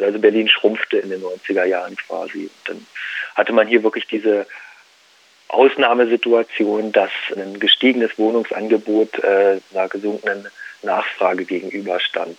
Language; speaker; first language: German; native; German